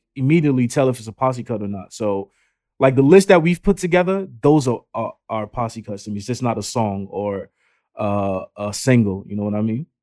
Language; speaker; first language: English; native; English